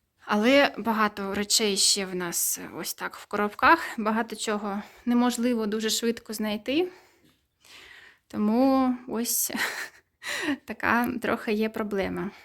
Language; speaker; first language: Ukrainian; native; Ukrainian